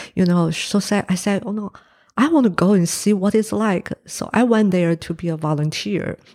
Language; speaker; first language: English; non-native, fluent; Chinese